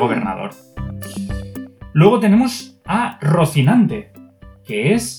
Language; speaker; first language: Spanish; native; Spanish